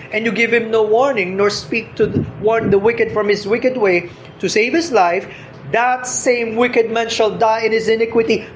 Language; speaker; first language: English; non-native, local second language; Filipino